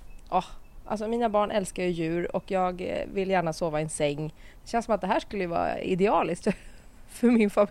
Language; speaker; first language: Swedish; native; Swedish